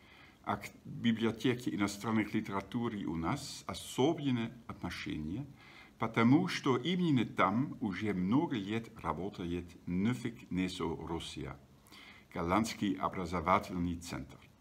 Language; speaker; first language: Russian; non-native, fluent; Dutch